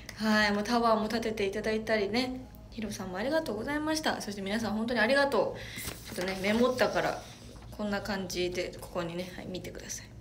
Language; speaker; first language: Japanese; native; Japanese